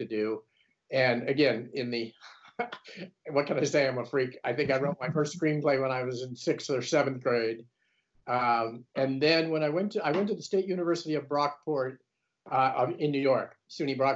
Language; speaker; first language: English; native; English